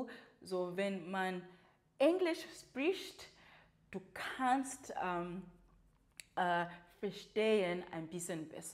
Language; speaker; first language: German; non-native, learner; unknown